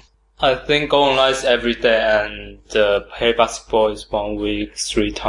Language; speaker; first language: English; non-native, learner; Chinese